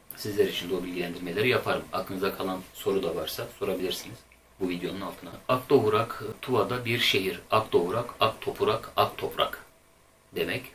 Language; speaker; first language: Turkish; native; Turkish